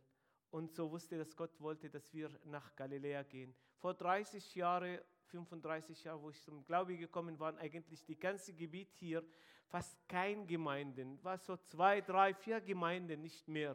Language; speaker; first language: German; non-native, fluent; Arabic